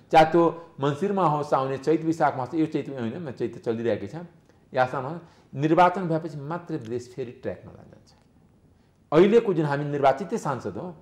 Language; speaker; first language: Nepali; native; Nepali